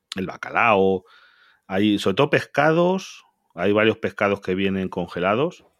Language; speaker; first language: Spanish; native; Spanish